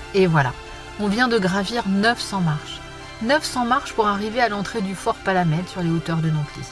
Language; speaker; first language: French; native; French